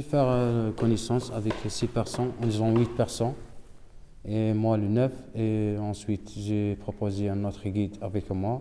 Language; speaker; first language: French; non-native, local second language; Arabic